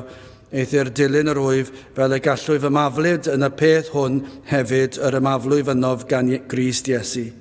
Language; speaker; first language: Welsh; native; Welsh